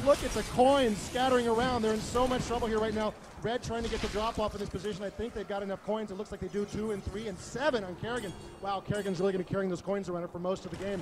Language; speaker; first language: English; native; English